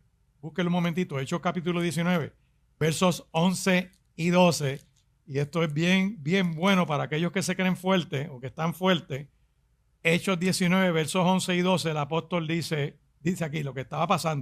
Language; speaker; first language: Spanish; native; Spanish